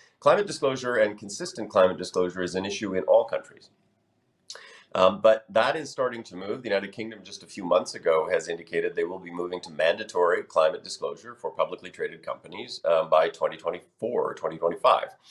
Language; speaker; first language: English; native; English